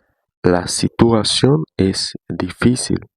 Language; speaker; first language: Spanish; non-native, learner; Haitian Creole